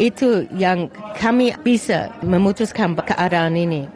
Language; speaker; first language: Indonesian; non-native, fluent; English